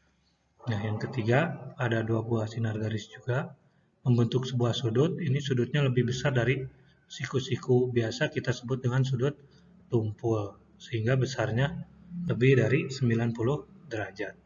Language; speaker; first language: Indonesian; native; Indonesian